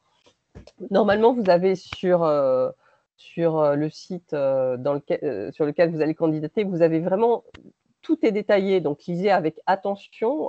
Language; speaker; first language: French; native; French